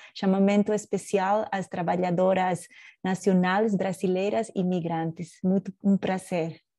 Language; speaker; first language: Portuguese; non-native, learner; Spanish